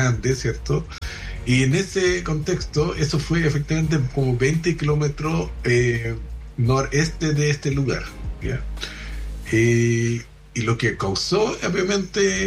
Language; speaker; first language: Spanish; non-native, fluent; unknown